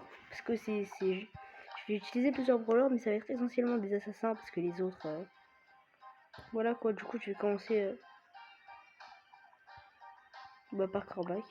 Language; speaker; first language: French; native; French